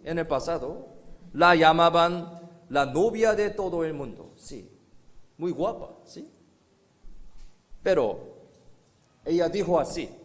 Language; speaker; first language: Spanish; non-native, fluent; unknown